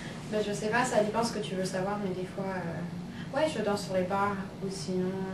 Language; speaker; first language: French; native; French